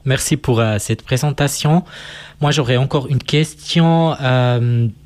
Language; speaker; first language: French; non-native, local second language; German